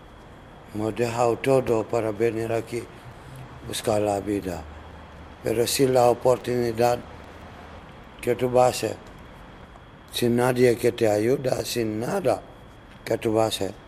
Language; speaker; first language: Spanish; non-native, learner; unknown